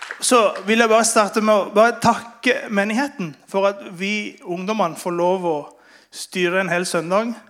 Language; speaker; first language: Norwegian; non-native, fluent; Spanish